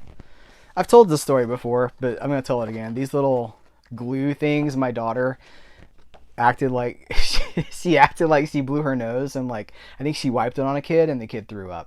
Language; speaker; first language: English; native; English